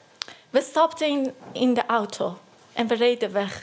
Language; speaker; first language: Dutch; non-native, learner; Persian